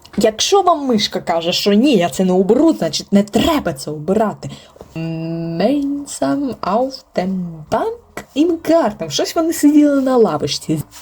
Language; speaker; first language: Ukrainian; non-native, local second language; Russian